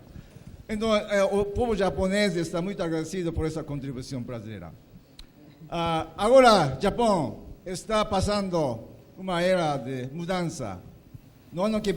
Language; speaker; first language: Portuguese; non-native, fluent; Japanese